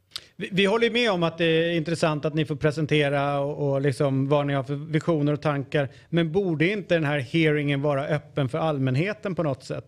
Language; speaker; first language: Swedish; native; Swedish